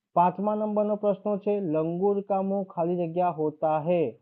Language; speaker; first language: Hindi; non-native, local second language; Gujarati